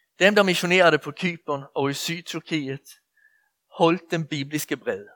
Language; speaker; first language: Danish; native; Danish